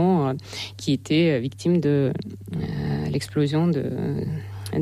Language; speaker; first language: French; non-native, fluent; Russian